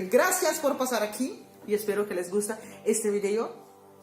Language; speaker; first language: Spanish; non-native, fluent; Papiamento